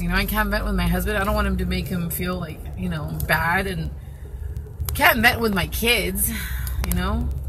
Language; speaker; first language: English; early bilingual, other home language; Spanish